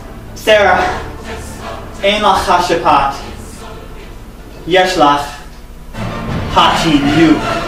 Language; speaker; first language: Hebrew; non-native, learner; English